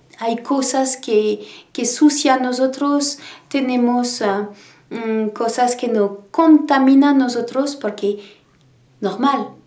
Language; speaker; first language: Spanish; non-native, learner; French